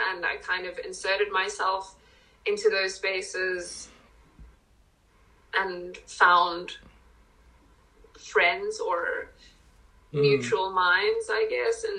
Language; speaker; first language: English; non-native, local second language; Afrikaans